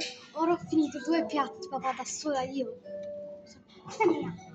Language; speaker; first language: Italian; early bilingual, other home language; Bangla